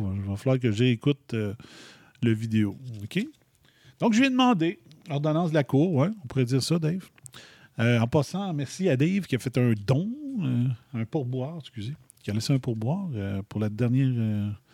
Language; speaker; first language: French; native; French